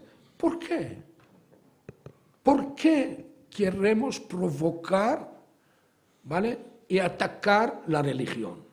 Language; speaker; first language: Spanish; non-native, fluent; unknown